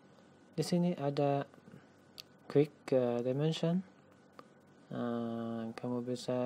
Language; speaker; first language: Indonesian; non-native, learner; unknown